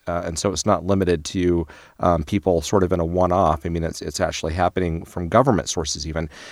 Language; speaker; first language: English; native; English